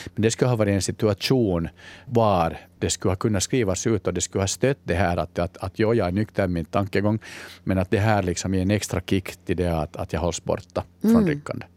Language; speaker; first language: Swedish; native; Swedish